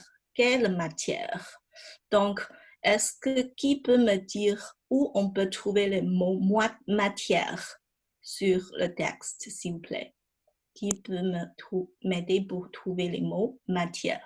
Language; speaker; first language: French; non-native, fluent; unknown